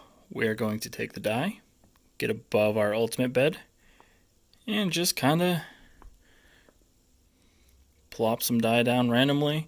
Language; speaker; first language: English; native; English